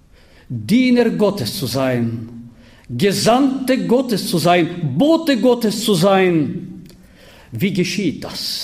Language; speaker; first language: German; non-native, fluent; Bulgarian